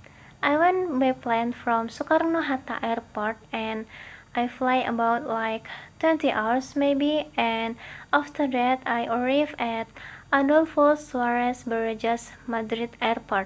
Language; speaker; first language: English; non-native, learner; Indonesian